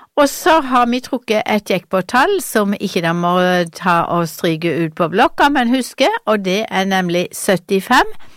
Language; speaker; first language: Norwegian; native; Norwegian